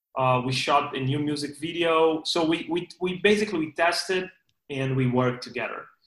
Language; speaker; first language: English; non-native, fluent; Portuguese